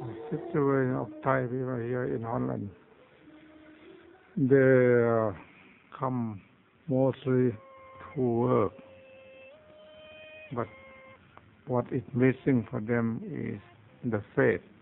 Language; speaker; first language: English; non-native, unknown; Thai